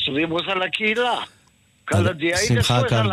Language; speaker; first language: Spanish; early bilingual, heritage; Ladino